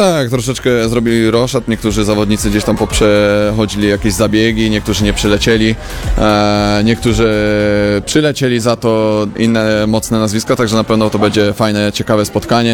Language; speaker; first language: Polish; native; Polish